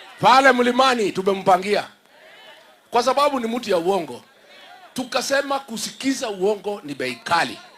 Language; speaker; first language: Swahili; non-native, local second language; Kikuyu